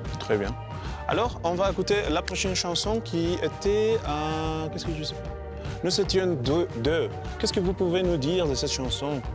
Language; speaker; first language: French; non-native, learner; Spanish